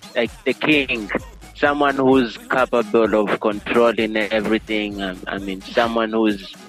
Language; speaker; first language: English; non-native, local second language; Giryama